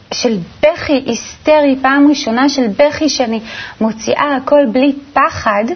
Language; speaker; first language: Hebrew; native; Hebrew